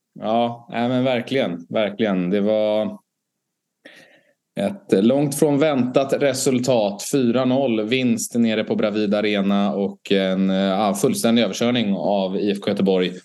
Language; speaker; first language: Swedish; native; Swedish